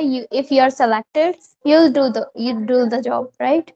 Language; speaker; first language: English; non-native, local second language; Hindi